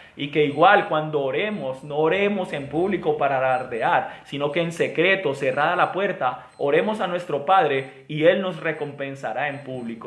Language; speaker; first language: Spanish; native; Spanish